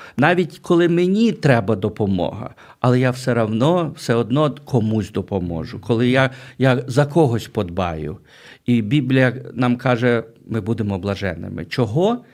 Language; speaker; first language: Ukrainian; native; Ukrainian